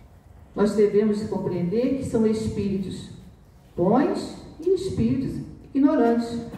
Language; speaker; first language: Portuguese; native; Portuguese